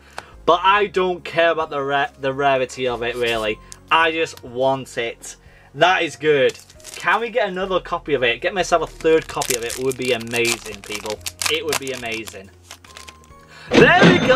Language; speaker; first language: English; native; English